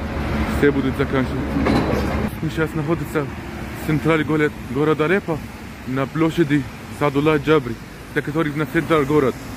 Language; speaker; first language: Russian; non-native, learner; Arabic